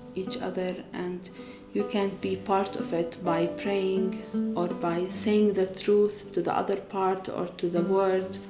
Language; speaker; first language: English; non-native, fluent; Arabic